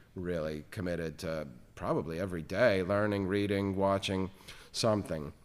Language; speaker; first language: English; native; English